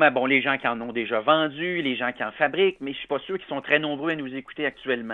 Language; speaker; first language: French; native; French